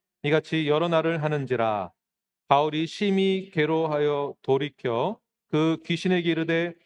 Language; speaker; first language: Korean; native; Korean